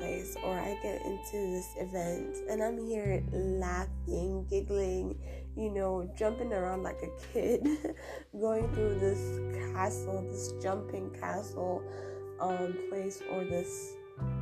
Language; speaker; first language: English; non-native, local second language; Swahili